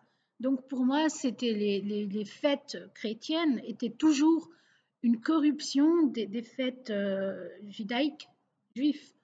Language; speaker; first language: French; non-native, local second language; Portuguese